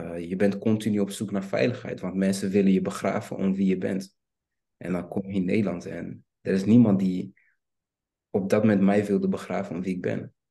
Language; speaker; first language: Dutch; early bilingual, other home language; Kinyarwanda